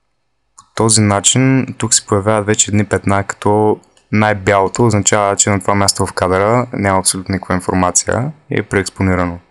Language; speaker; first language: Bulgarian; native; Bulgarian